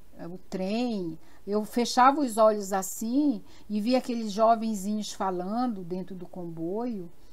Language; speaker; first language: Portuguese; native; Portuguese